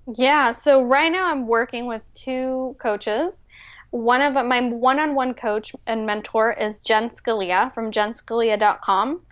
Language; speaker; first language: English; early bilingual, other home language; Spanish